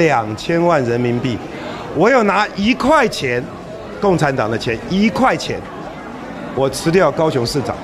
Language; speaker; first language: Chinese; native; Chinese